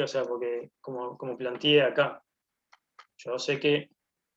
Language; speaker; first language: Spanish; native; Spanish